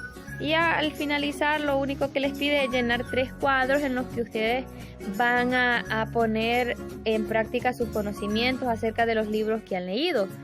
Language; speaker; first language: Spanish; native; Spanish